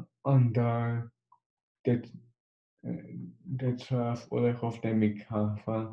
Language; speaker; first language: Spanish; non-native, learner; English